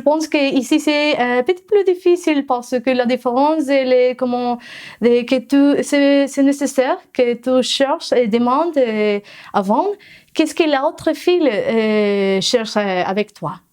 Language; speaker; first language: French; non-native, learner; Spanish